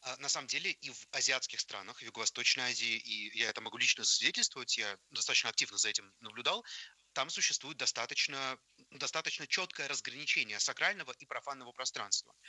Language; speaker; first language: Russian; native; Russian